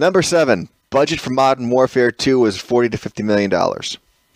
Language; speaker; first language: English; native; English